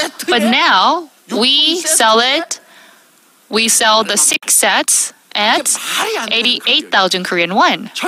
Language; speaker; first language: English; non-native, fluent; Korean